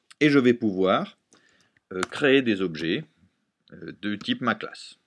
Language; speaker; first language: French; native; French